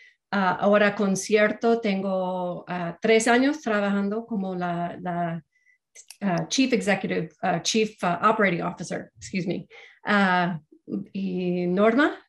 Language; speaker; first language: Spanish; non-native, fluent; English